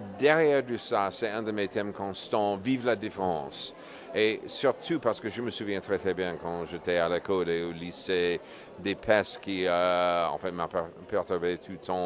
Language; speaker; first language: French; non-native, fluent; English